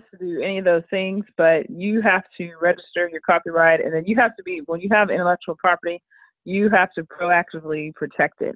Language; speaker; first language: English; native; English